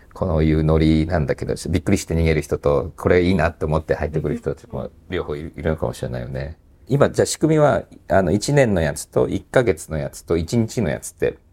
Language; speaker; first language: Japanese; native; Japanese